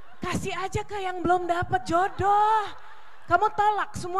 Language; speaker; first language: Indonesian; native; Indonesian